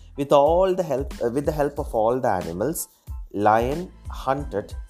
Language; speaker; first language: English; non-native, local second language; Malayalam